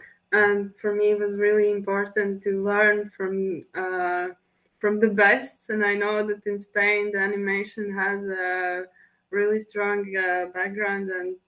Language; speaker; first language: English; non-native, fluent; Latvian